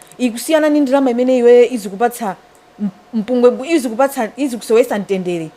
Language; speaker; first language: Nyanja; native; Nyanja